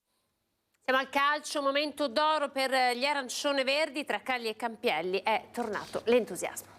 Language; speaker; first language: Italian; native; Italian